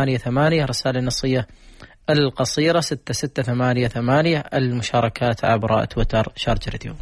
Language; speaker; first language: Arabic; native; Arabic